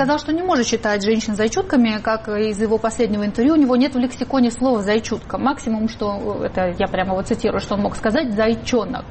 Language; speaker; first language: Russian; native; Russian